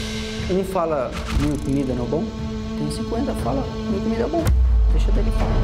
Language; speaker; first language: Portuguese; non-native, learner; Arabic